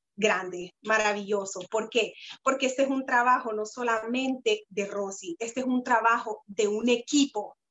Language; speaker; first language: Spanish; native; Spanish